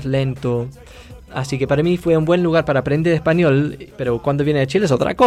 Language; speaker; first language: Spanish; non-native, fluent; English